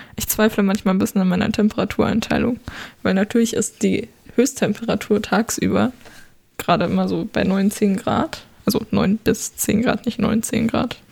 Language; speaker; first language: German; native; German